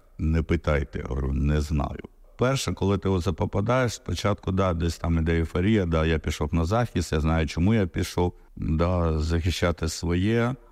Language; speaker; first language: Ukrainian; non-native, local second language; Russian